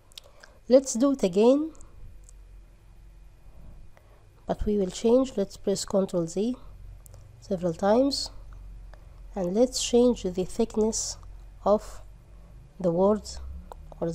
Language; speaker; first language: English; non-native, fluent; Arabic